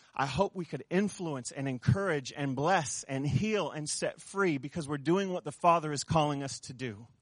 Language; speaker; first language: English; native; English